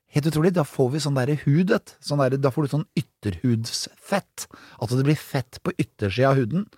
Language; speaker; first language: Norwegian; native; Norwegian